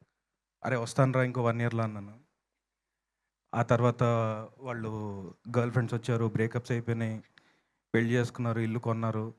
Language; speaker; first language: Telugu; native; Telugu